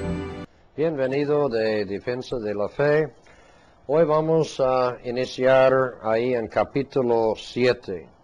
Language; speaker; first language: Spanish; non-native, fluent; English